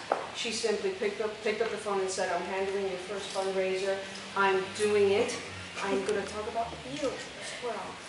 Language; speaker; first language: English; early bilingual, other home language; Spanish